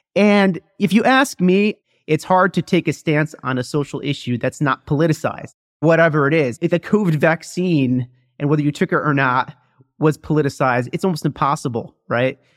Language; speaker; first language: English; native; English